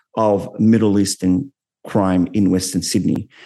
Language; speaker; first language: English; native; English